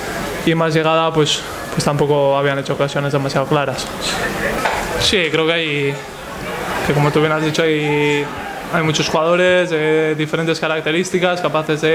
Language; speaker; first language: Spanish; native; Spanish